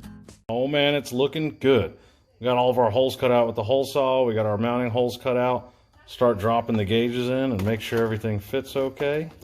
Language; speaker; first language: English; native; English